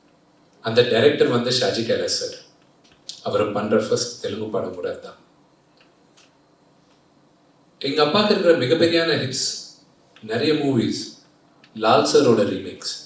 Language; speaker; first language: Tamil; non-native, fluent; Telugu